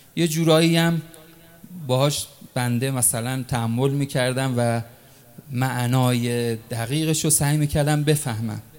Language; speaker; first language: Persian; native; Persian